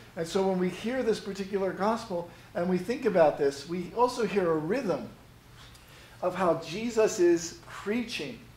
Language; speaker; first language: English; native; English